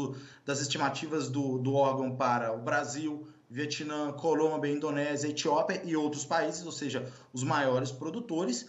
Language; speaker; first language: Portuguese; native; Portuguese